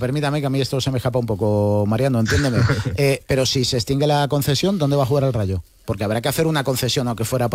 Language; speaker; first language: Spanish; native; Spanish